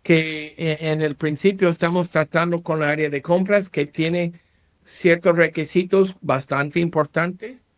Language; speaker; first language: Spanish; non-native, learner; English